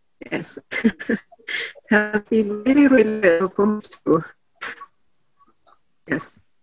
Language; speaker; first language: English; non-native, fluent; Finnish